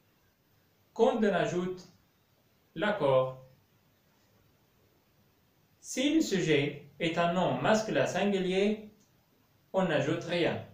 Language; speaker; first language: French; non-native, fluent; Arabic